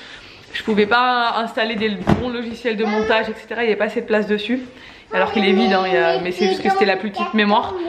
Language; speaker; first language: French; native; French